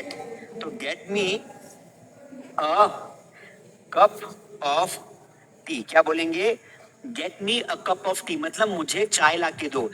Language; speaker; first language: Hindi; native; Hindi